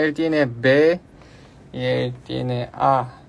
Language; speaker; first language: Spanish; non-native, learner; Korean